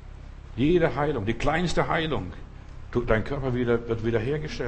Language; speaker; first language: German; non-native, fluent; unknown